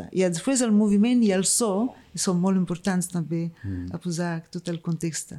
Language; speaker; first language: Catalan; non-native, fluent; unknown